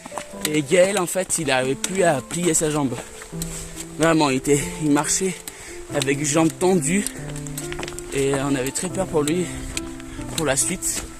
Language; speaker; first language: French; native; French